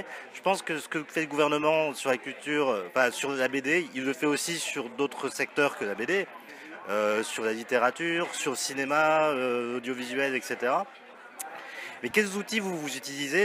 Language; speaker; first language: French; native; French